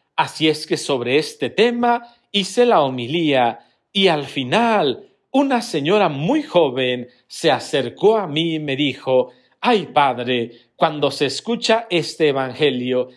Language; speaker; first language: Spanish; native; Spanish